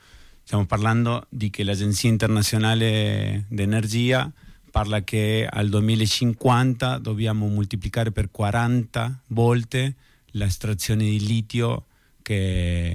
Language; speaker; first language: Italian; non-native, fluent; Spanish